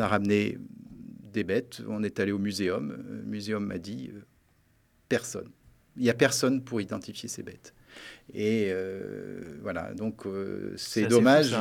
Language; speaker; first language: French; native; French